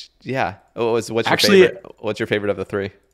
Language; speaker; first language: English; native; English